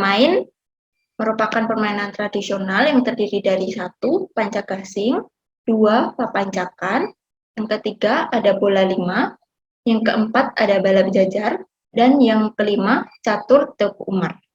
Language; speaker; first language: Indonesian; native; Indonesian